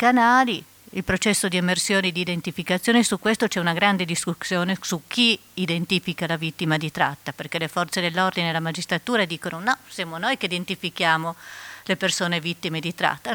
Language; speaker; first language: Italian; native; Italian